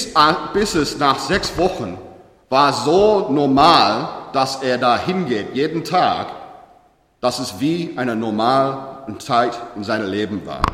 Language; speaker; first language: German; non-native, learner; English